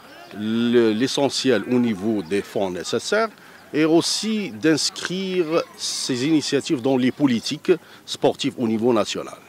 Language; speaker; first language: French; non-native, local second language; Arabic